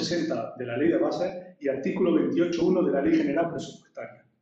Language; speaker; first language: Spanish; native; Spanish